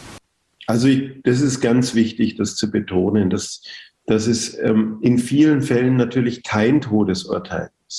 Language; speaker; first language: German; native; German